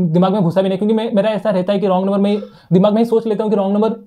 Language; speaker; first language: Hindi; non-native, local second language; Odia